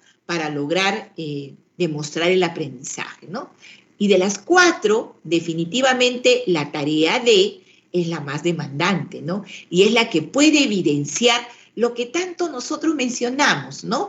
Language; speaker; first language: Spanish; native; Spanish